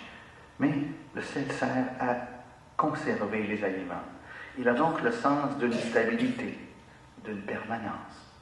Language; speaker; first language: French; native; French